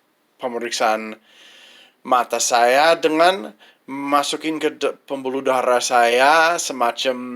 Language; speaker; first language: Indonesian; non-native, fluent; English